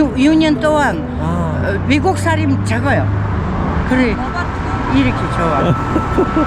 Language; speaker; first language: Korean; early bilingual, heritage; Korean